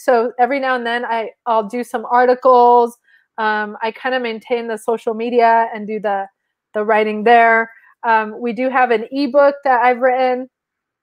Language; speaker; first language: English; non-native, fluent; Spanish